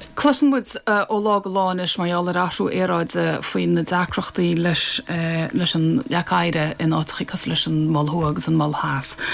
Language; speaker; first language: Irish; native; Irish